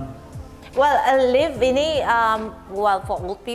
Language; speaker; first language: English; non-native, learner; Indonesian